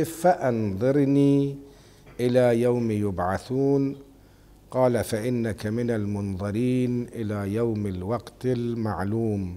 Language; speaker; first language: Arabic; native; Arabic